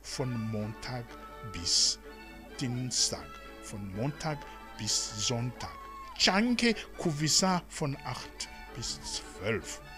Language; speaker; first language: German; non-native, fluent; Rundi